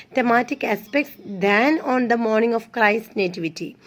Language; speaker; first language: English; non-native, local second language; Malayalam